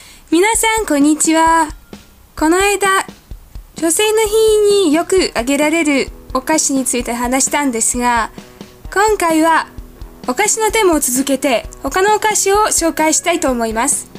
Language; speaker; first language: Japanese; non-native, fluent; Russian